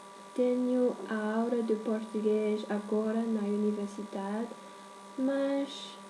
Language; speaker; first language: Portuguese; non-native, learner; Cantonese